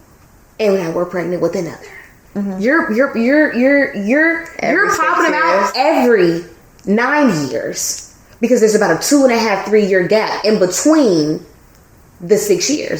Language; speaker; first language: English; native; English